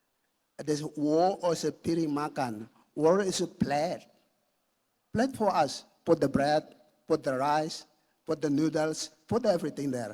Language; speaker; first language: English; non-native, learner; Indonesian